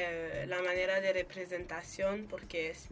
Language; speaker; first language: Spanish; non-native, learner; French